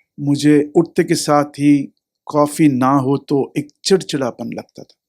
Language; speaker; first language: Hindi; non-native, local second language; Tamil